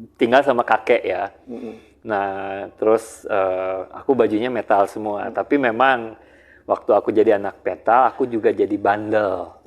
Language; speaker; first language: Indonesian; early bilingual, heritage; Indonesian